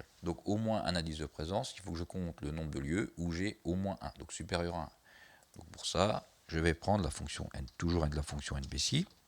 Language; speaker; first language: French; native; French